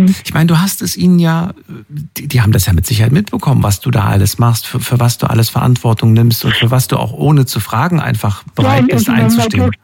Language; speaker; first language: German; native; German